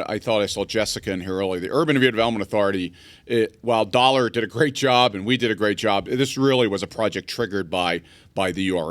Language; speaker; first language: English; native; English